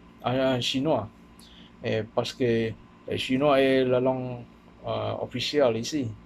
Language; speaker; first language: French; non-native, learner; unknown